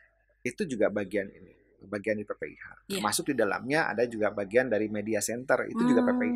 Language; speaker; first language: Indonesian; native; Indonesian